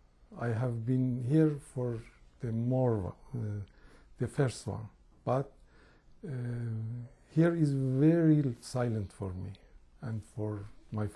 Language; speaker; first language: English; non-native, learner; Persian